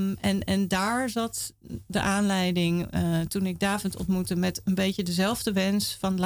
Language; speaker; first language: Dutch; native; Dutch